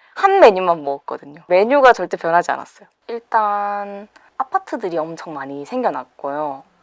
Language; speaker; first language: Korean; native; Korean